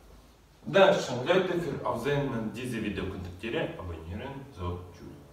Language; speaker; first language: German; non-native, learner; Russian